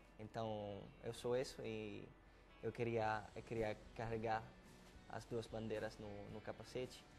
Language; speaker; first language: Portuguese; early bilingual, heritage; Italian